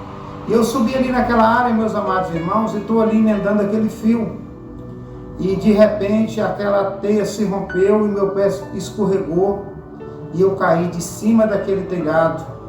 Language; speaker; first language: Portuguese; native; Portuguese